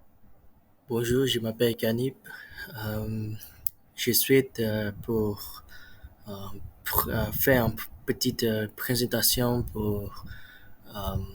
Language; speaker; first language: French; non-native, learner; Malay